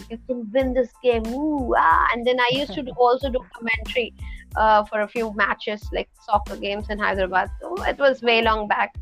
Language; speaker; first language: English; non-native, local second language; Telugu